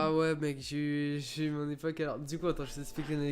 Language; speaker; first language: French; native; French